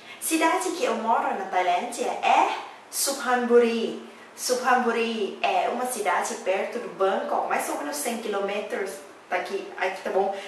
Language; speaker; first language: Portuguese; non-native, learner; Thai